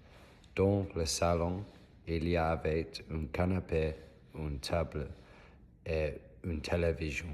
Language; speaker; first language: French; non-native, learner; English